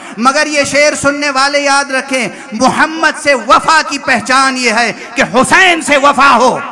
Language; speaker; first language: Urdu; native; Urdu